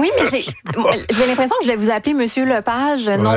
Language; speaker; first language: French; native; French